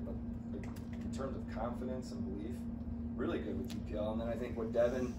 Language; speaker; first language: English; native; English